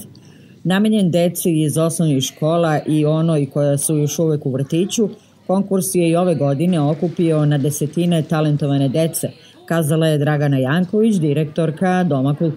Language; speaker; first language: Serbian; native; Serbian